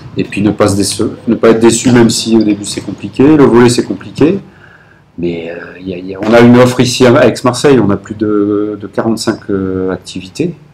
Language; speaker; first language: French; native; French